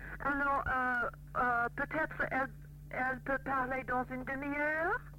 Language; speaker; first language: French; non-native, fluent; English